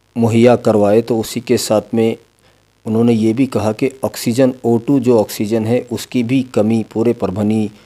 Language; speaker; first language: Hindi; non-native, local second language; Urdu